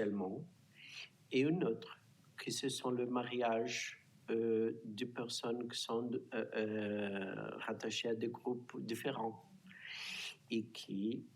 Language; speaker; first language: French; non-native, fluent; Portuguese